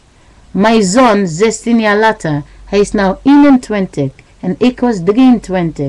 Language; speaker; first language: Dutch; non-native, learner; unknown